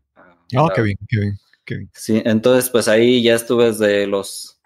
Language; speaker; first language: Spanish; native; Spanish